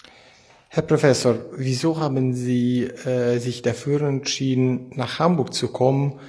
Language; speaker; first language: German; non-native, fluent; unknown